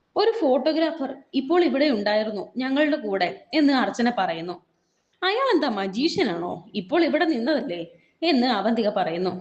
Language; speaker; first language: Malayalam; native; Malayalam